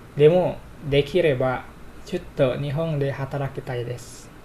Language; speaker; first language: Japanese; non-native, learner; Indonesian